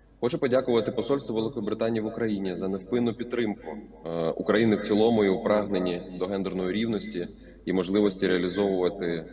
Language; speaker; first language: Ukrainian; native; Ukrainian